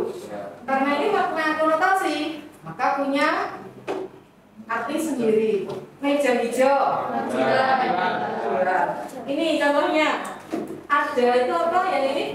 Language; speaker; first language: Indonesian; native; Indonesian